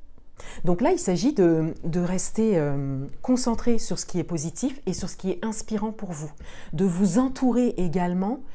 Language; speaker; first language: French; native; French